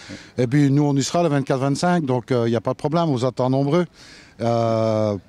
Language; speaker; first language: French; native; French